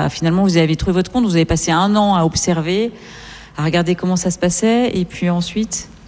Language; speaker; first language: French; native; French